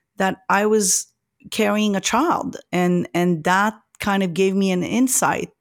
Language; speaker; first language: English; early bilingual, other home language; French